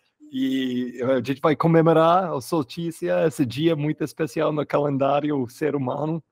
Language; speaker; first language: Portuguese; non-native, fluent; English